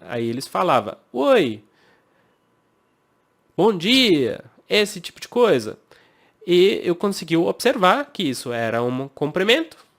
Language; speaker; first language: Portuguese; non-native, fluent; English